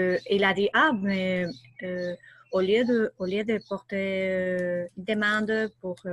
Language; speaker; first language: French; non-native, learner; Spanish